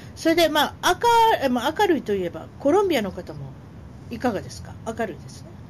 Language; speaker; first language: Japanese; native; Japanese